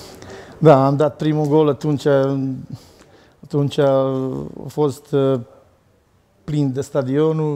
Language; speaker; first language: Romanian; non-native, learner; Serbian